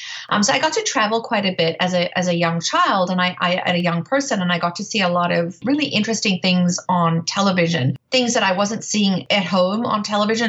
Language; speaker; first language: English; native; English